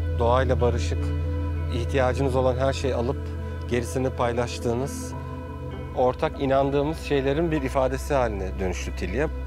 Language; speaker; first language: Turkish; native; Turkish